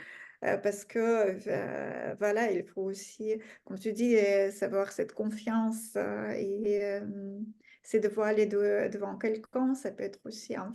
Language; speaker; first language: French; non-native, fluent; Russian